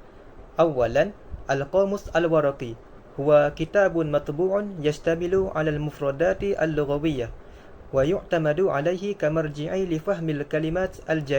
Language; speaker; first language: Arabic; non-native, learner; Malay